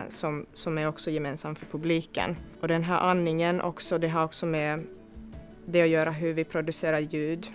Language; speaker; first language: Swedish; non-native, fluent; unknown